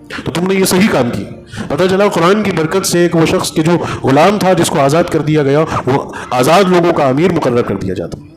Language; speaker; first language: Urdu; native; Urdu